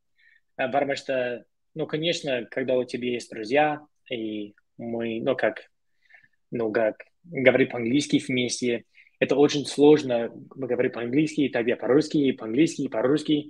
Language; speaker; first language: Russian; non-native, learner; English